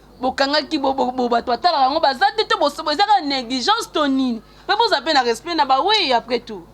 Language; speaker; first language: Lingala; native; Lingala